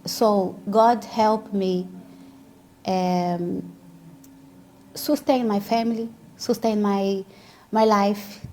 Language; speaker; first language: English; non-native, learner; Portuguese